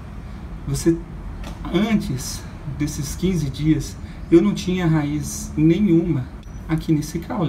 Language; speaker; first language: Portuguese; native; Portuguese